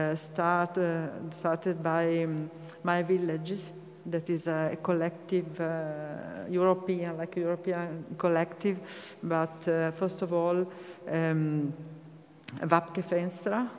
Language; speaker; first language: English; non-native, learner; Italian